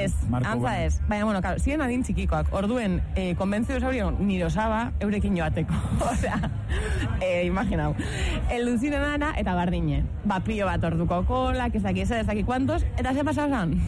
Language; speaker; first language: Basque; native; Basque